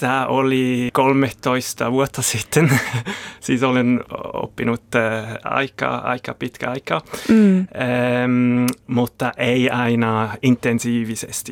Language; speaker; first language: Finnish; non-native, fluent; German